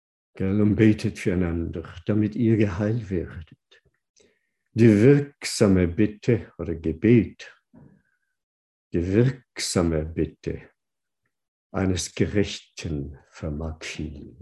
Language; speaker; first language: German; non-native, fluent; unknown